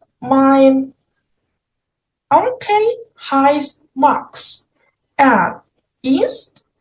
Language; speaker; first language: German; non-native, fluent; Ukrainian